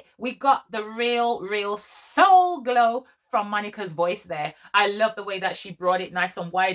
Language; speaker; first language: English; native; English